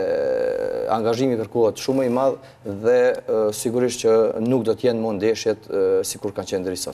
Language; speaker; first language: Albanian; native; Albanian